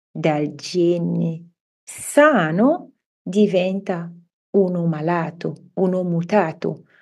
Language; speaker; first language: Italian; non-native, fluent; French